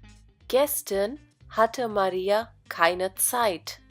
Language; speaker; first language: German; non-native, fluent; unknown